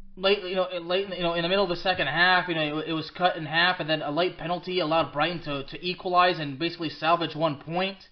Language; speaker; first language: English; early bilingual, other home language; French